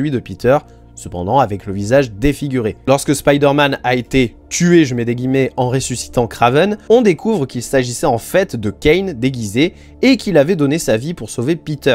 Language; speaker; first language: French; native; French